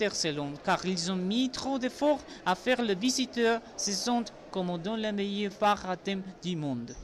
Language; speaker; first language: French; non-native, learner; Spanish